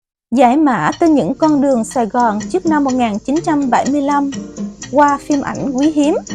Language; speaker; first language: Vietnamese; native; Vietnamese